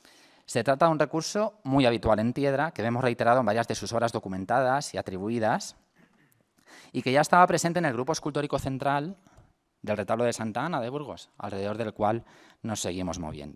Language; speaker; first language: Spanish; native; Spanish